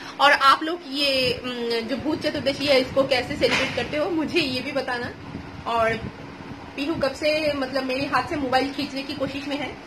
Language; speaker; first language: Hindi; non-native, local second language; Bangla